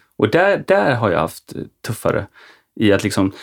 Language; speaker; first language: Swedish; native; Swedish